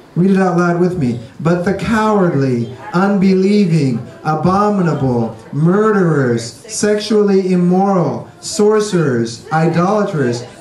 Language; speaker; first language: English; native; English